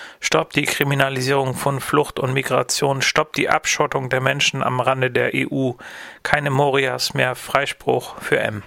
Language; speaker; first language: German; native; German